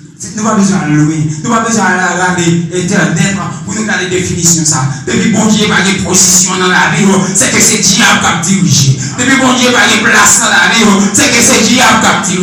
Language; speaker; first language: Haitian Creole; native; Haitian Creole